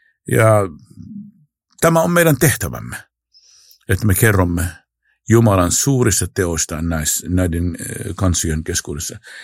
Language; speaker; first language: Finnish; non-native, fluent; Arabic